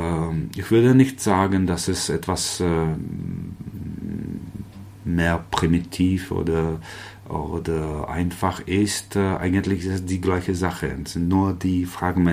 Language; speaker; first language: German; non-native, fluent; Czech